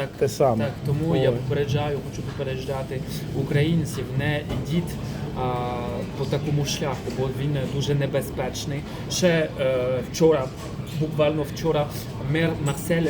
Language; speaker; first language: Ukrainian; non-native, fluent; French